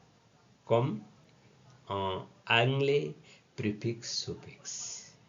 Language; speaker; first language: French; non-native, learner; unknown